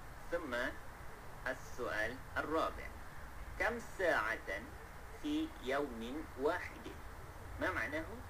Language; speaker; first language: Arabic; non-native, fluent; Malay